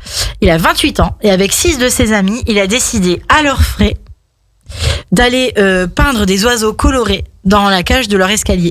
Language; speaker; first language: French; native; French